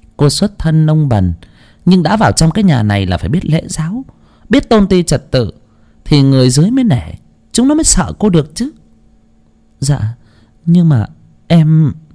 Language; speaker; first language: Vietnamese; non-native, local second language; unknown